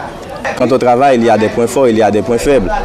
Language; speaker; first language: French; non-native, local second language; Haitian Creole